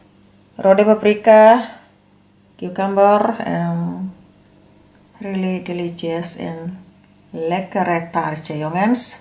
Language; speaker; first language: English; non-native, learner; Indonesian